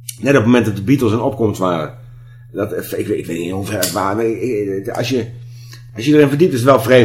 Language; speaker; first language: Dutch; native; Dutch